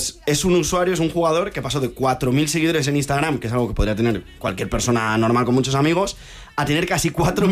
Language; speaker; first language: Spanish; native; Spanish